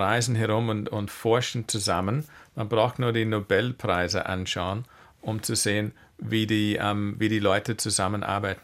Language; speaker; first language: German; non-native, fluent; English